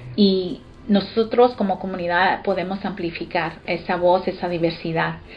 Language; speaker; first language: Spanish; early bilingual, heritage; Spanish